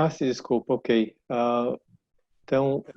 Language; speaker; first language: Portuguese; non-native, fluent; Russian